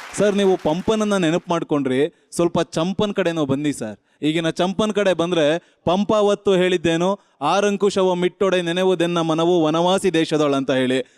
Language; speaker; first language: Kannada; native; Kannada